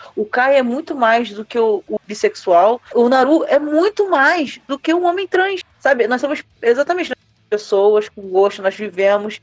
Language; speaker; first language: Portuguese; native; Portuguese